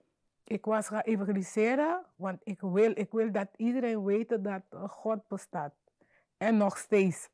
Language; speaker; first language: Dutch; non-native, fluent; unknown